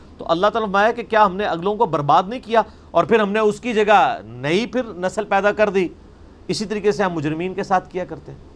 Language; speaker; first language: Urdu; non-native, local second language; Punjabi